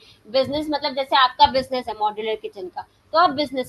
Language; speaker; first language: Hindi; native; Hindi